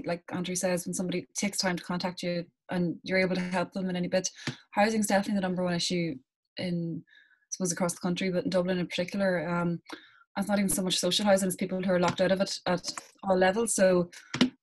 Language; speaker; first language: English; native; English